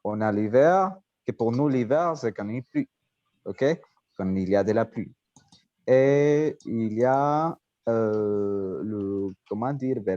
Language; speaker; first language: French; non-native, learner; Spanish